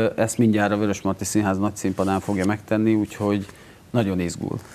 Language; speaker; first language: Hungarian; native; Hungarian